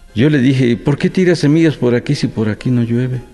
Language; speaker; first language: Spanish; non-native, local second language; Mixtepec Mixtec